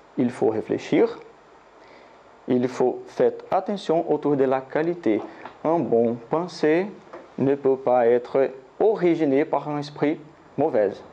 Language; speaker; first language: French; non-native, learner; Portuguese